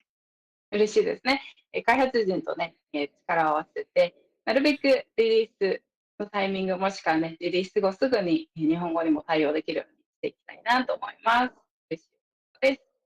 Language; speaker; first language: Japanese; native; Japanese